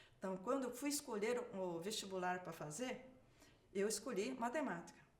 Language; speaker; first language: Portuguese; early bilingual, other home language; Japanese